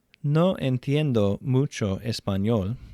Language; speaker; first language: Spanish; non-native, fluent; English